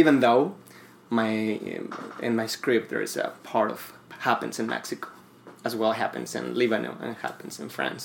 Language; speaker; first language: English; non-native, fluent; Spanish